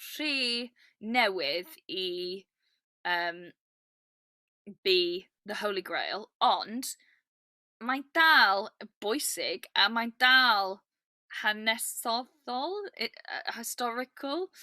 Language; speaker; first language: Welsh; non-native, learner; English